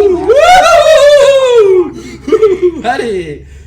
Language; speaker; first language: French; native; French